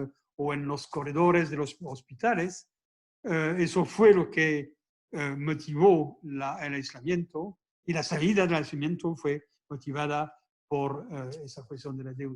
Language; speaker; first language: Spanish; non-native, fluent; French